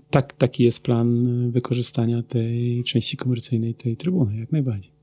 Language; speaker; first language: Polish; native; Polish